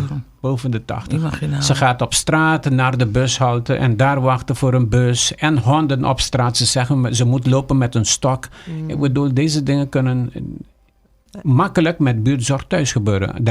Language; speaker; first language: Dutch; non-native, local second language; Papiamento